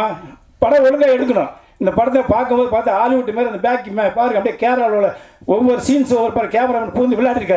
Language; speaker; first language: Tamil; native; Tamil